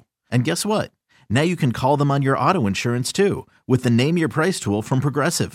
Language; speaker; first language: English; native; English